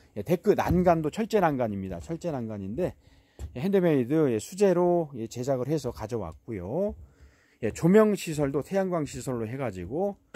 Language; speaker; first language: Korean; native; Korean